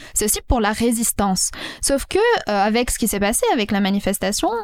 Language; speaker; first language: French; non-native, local second language; Arabic